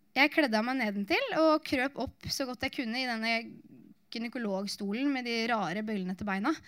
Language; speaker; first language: Norwegian; native; Norwegian